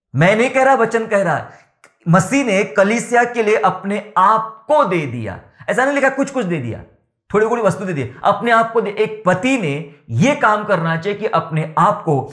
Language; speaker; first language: Hindi; non-native, local second language; Marathi